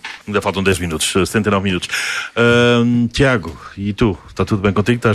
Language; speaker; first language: Portuguese; native; Portuguese